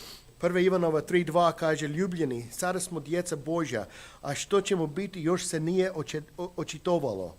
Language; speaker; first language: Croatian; non-native, fluent; English